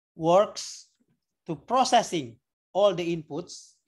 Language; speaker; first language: English; non-native, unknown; Indonesian